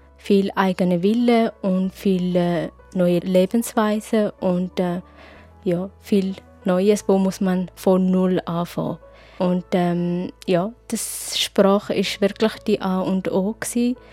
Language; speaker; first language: German; non-native, fluent; Tigrinya